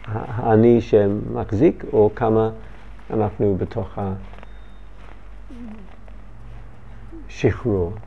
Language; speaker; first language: Hebrew; non-native, learner; English